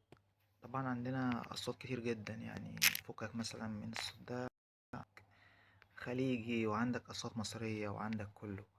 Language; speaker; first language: Arabic; native; Arabic